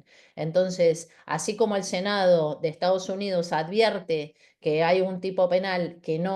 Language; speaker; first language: Spanish; native; Spanish